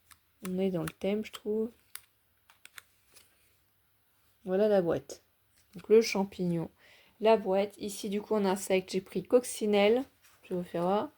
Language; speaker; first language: French; native; French